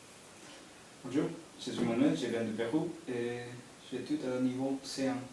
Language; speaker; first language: French; non-native, fluent; Spanish